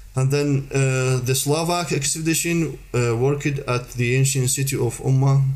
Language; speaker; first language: English; non-native, fluent; Arabic